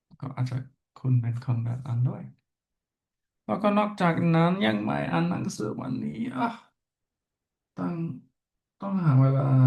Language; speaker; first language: Thai; non-native, learner; English